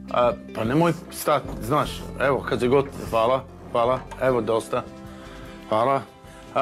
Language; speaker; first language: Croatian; non-native, fluent; English